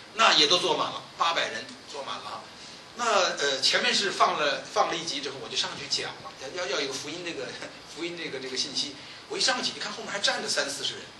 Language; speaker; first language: Chinese; native; Chinese